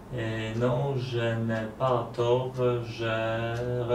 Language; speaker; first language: French; non-native, learner; Polish